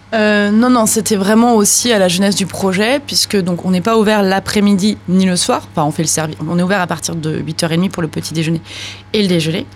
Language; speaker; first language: French; native; French